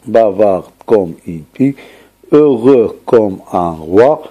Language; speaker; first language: French; non-native, local second language; Arabic